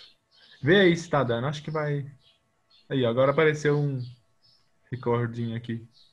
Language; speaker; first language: Portuguese; native; Portuguese